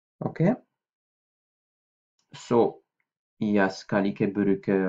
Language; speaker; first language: Norwegian; non-native, fluent; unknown